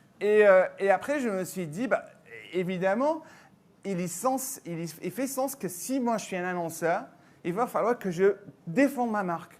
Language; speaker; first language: French; non-native, fluent; English